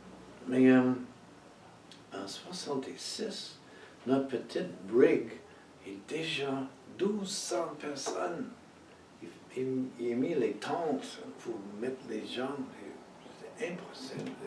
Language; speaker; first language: French; non-native, learner; English